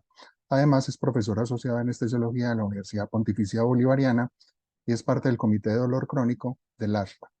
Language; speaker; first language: Spanish; native; Spanish